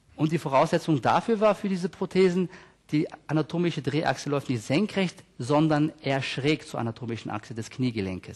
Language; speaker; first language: German; native; German